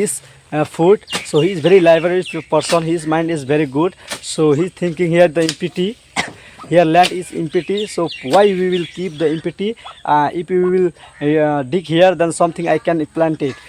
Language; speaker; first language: English; non-native, learner; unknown